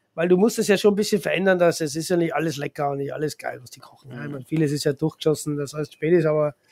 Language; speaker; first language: German; native; German